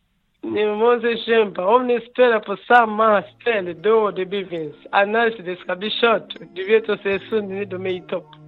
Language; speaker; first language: Swedish; non-native, learner; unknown